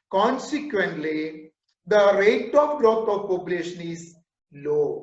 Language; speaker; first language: English; non-native, local second language; Malayalam